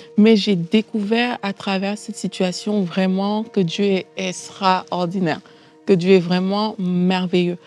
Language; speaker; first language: French; native; French